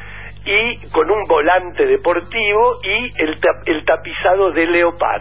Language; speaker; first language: Spanish; native; Spanish